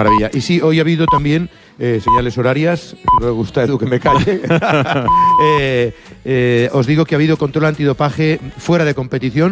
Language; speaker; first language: Spanish; native; Spanish